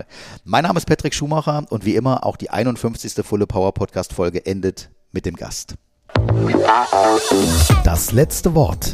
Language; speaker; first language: German; native; German